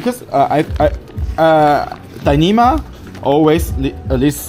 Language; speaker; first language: English; non-native, learner; Chinese